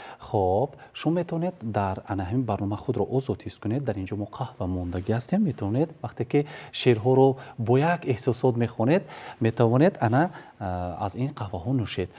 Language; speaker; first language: Tajik; native; Tajik